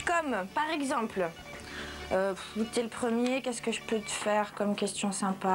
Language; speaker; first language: French; native; French